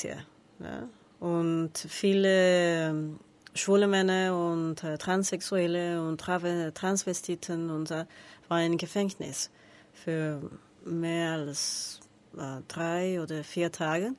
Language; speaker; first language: German; non-native, learner; Spanish